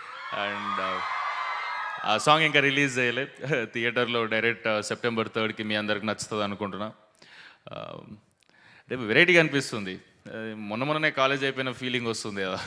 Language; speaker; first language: Telugu; native; Telugu